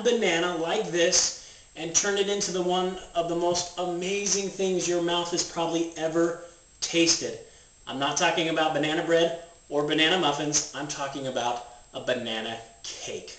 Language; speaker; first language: English; native; English